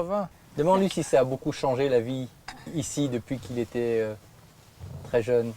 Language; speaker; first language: French; native; French